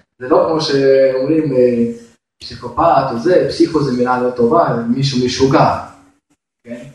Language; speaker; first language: Hebrew; non-native, fluent; Russian